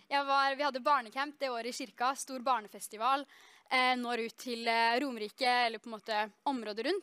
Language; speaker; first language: Norwegian; native; Norwegian